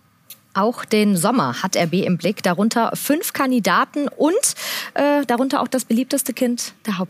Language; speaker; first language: German; native; German